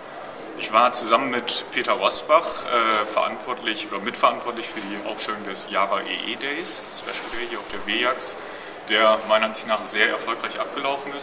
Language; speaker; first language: German; native; German